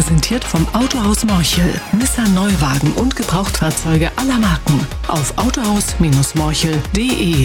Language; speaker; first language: German; native; German